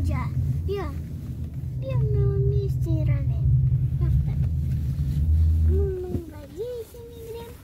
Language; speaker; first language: Russian; early bilingual, other home language; Tajik